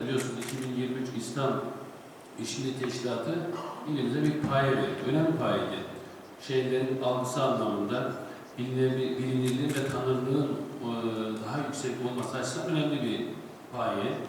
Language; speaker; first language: Turkish; native; Turkish